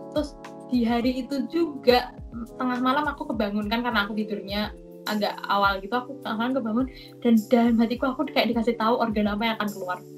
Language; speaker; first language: Indonesian; native; Indonesian